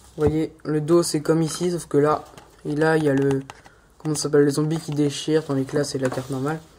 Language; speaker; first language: French; native; French